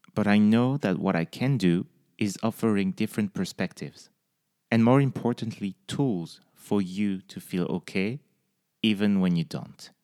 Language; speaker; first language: English; non-native, fluent; French